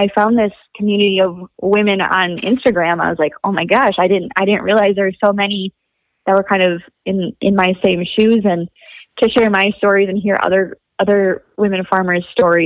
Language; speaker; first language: English; native; English